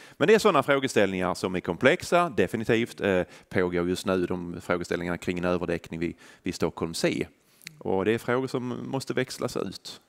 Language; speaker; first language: Swedish; native; Swedish